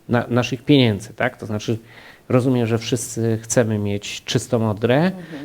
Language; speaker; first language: Polish; native; Polish